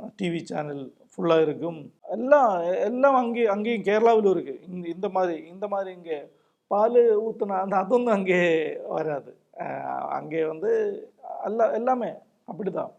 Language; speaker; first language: Tamil; non-native, local second language; Malayalam